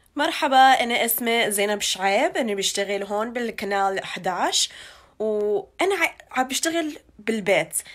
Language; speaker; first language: Arabic; early bilingual, heritage; Arabic